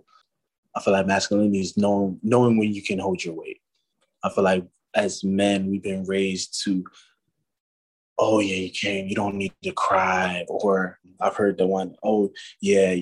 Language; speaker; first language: English; native; English